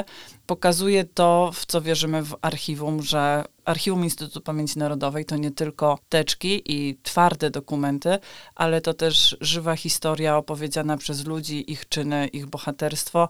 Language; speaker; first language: Polish; native; Polish